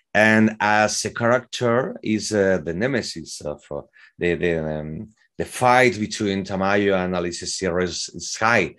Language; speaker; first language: English; non-native, fluent; Spanish